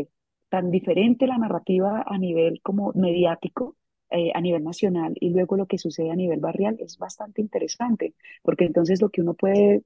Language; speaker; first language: Spanish; native; Spanish